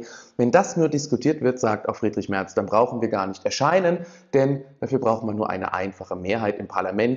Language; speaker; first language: German; native; German